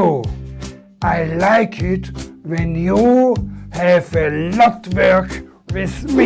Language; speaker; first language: English; non-native, learner; German